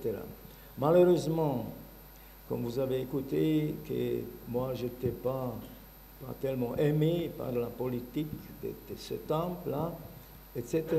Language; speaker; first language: French; non-native, learner; Bulgarian